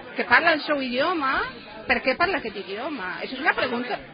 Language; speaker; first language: Catalan; non-native, fluent; Polish